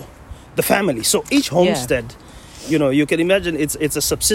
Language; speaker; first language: English; non-native, local second language; Shona